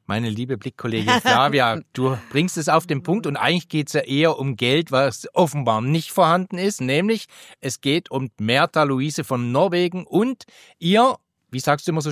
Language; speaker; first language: German; native; German